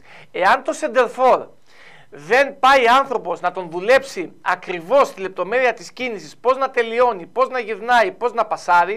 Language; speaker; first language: Greek; native; Greek